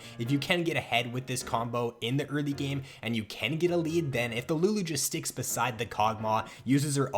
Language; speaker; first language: English; native; English